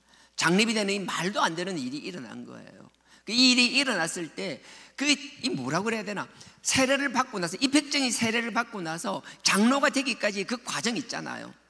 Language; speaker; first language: Korean; native; Korean